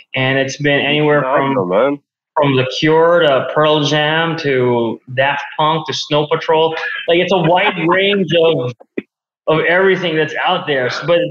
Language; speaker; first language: English; non-native, local second language; Filipino